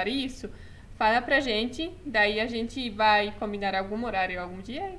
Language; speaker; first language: Portuguese; non-native, fluent; Polish